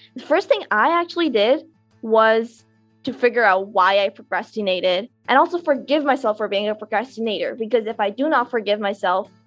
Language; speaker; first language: English; non-native, local second language; Urdu